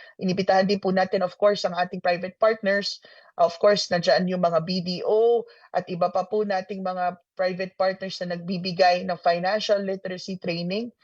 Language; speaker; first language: Filipino; native; Filipino